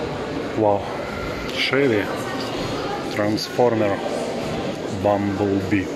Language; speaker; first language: English; non-native, learner; Russian